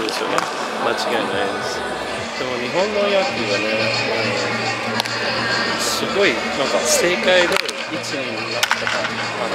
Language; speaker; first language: Japanese; non-native, fluent; English